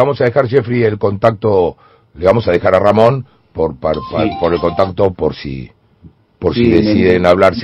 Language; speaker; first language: Spanish; native; Spanish